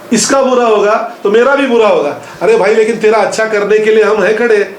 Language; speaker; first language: Hindi; non-native, local second language; Marathi